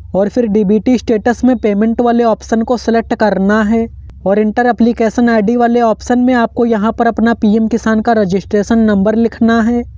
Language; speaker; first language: Hindi; non-native, local second language; Marathi